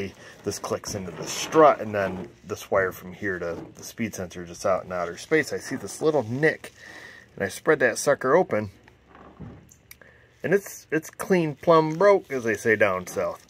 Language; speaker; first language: English; native; English